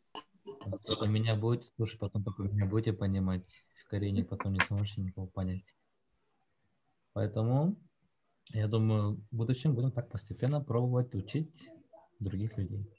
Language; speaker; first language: Russian; non-native, fluent; Korean